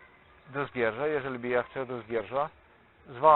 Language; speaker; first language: Polish; non-native, learner; Slovenian